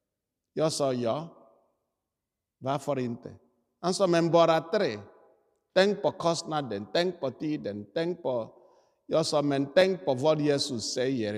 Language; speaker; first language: Swedish; non-native, fluent; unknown